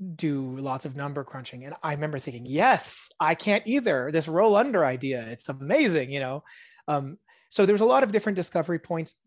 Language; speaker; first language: English; early bilingual, other home language; Hebrew